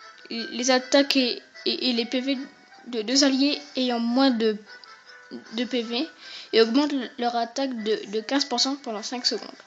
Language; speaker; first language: French; native; French